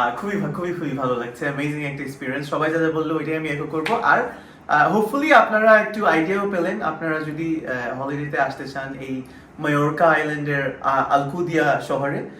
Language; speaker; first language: Bangla; native; Bangla